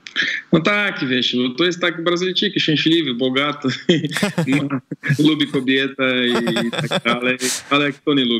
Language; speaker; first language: Polish; non-native, fluent; Portuguese